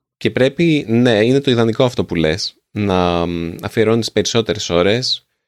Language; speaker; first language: Greek; native; Greek